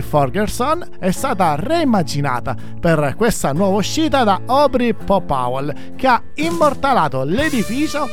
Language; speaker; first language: Italian; native; Italian